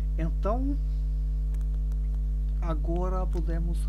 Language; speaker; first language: Portuguese; non-native, learner; German